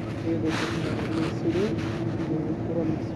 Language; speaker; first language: Hindi; non-native, local second language; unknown